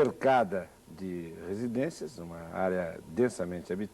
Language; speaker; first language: Portuguese; native; Portuguese